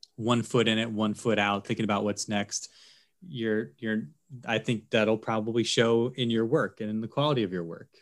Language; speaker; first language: English; native; English